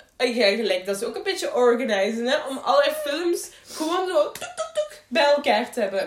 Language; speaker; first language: Dutch; native; Dutch